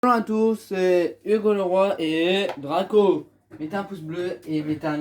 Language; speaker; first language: French; native; French